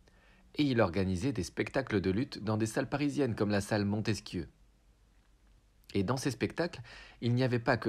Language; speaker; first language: French; native; French